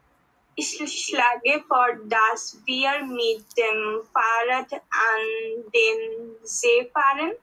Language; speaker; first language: German; non-native, learner; Bangla